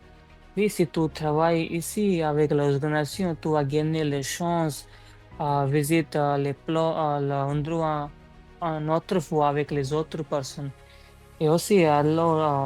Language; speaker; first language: French; non-native, learner; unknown